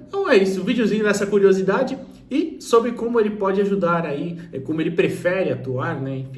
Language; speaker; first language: Portuguese; native; Portuguese